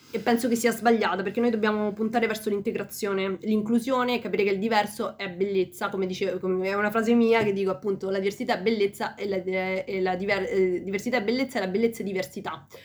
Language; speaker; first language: Italian; early bilingual, other home language; Spanish